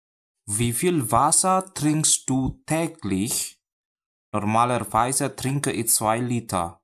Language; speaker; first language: German; non-native, fluent; Indonesian